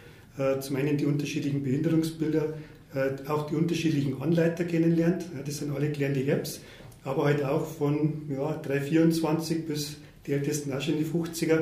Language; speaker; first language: German; native; German